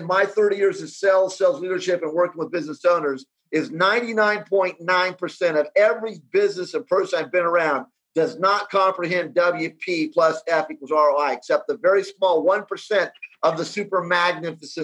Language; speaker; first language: English; native; English